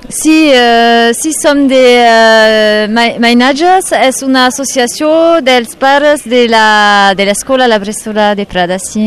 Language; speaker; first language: Catalan; non-native, local second language; French